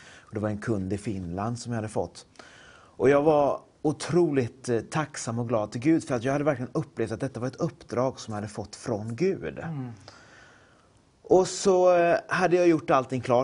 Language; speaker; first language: Swedish; native; Swedish